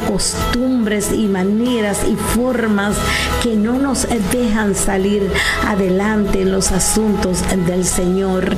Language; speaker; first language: Spanish; native; Spanish